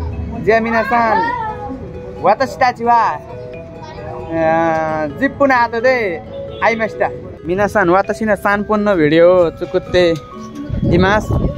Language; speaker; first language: Japanese; non-native, learner; Nepali